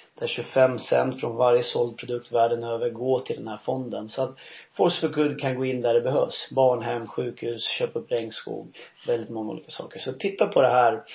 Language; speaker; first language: Swedish; early bilingual, heritage; Swedish